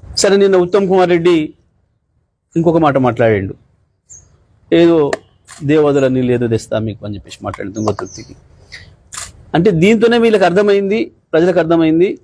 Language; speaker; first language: Telugu; native; Telugu